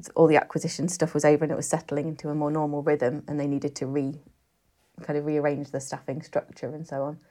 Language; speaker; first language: English; native; English